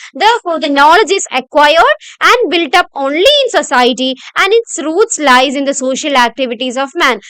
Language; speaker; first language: English; non-native, local second language; Malayalam